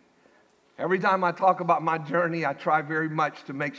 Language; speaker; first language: English; native; English